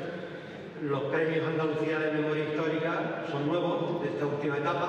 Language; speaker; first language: Spanish; native; Spanish